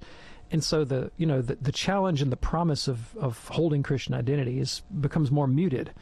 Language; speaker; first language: English; native; English